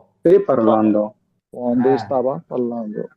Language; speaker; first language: Italian; non-native, learner; Bangla